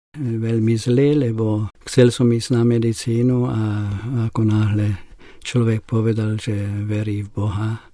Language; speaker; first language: Slovak; non-native, local second language; Hungarian